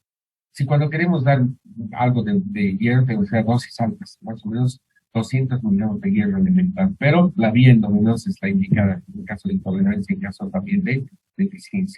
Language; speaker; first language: Spanish; native; Spanish